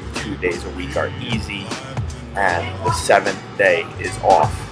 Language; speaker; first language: English; native; English